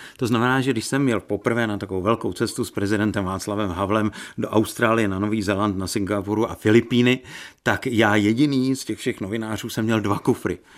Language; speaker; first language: Czech; native; Czech